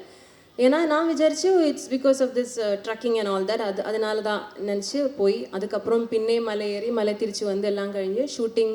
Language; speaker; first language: Tamil; non-native, learner; Malayalam